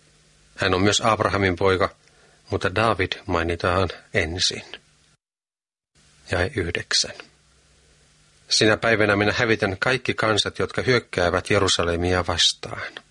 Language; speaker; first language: Finnish; native; Finnish